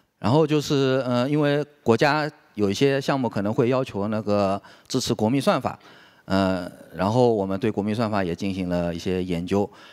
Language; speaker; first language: Chinese; native; Chinese